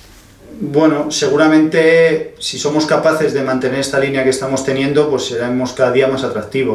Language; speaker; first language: Spanish; native; Spanish